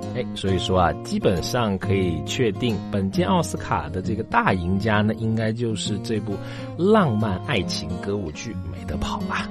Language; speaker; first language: Chinese; native; Chinese